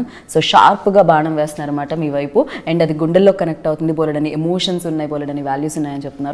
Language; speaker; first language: Telugu; native; Telugu